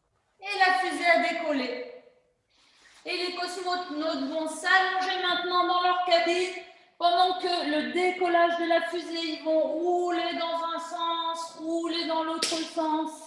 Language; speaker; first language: French; native; French